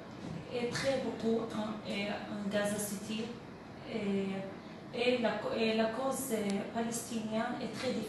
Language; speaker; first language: French; non-native, learner; Arabic